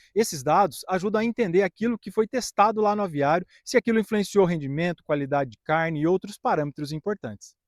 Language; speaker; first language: Portuguese; native; Portuguese